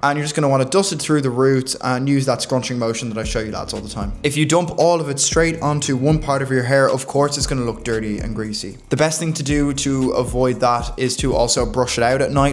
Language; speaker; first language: English; native; English